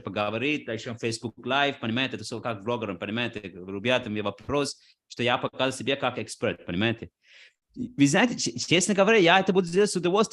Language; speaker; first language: Russian; non-native, fluent; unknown